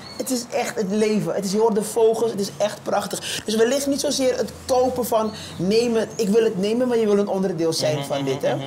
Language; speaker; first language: Dutch; early bilingual, other home language; Papiamento